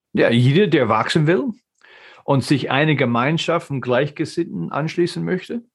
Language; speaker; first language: German; non-native, fluent; English